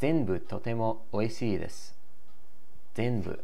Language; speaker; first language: Japanese; non-native, learner; English